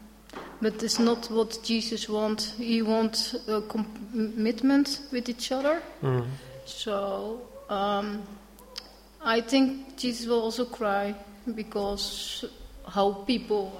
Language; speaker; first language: English; non-native, learner; Dutch